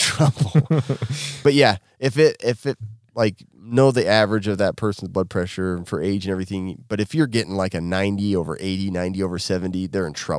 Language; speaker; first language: English; native; English